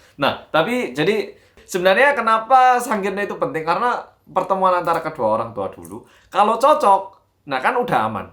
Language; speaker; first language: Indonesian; early bilingual, other home language; Korean